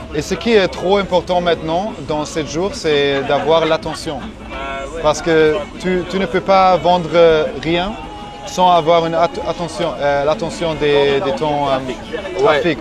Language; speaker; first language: French; non-native, learner; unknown